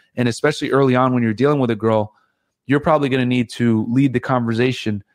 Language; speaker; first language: English; native; English